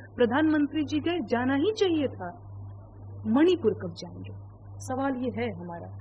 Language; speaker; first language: Hindi; non-native, local second language; Bhojpuri